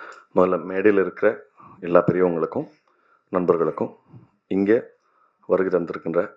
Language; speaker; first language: Tamil; native; Tamil